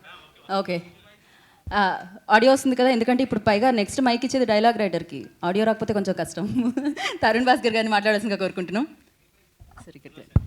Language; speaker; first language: Telugu; native; Telugu